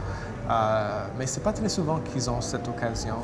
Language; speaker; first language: French; non-native, local second language; English